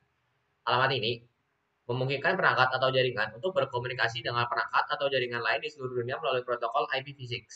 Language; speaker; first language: Indonesian; native; Indonesian